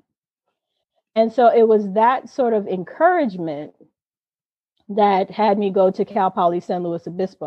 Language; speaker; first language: English; native; English